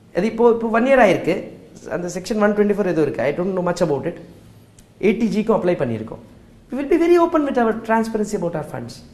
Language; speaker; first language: Tamil; non-native, local second language; Marwari